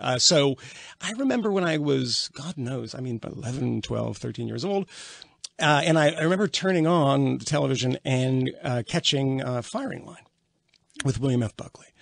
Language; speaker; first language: English; native; English